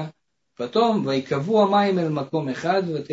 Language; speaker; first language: Russian; non-native, fluent; Hebrew